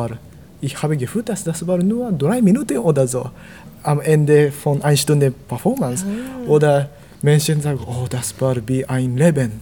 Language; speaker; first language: German; non-native, learner; Japanese